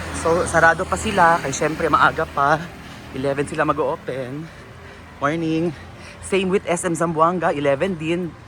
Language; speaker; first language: Filipino; non-native, local second language; Chavacano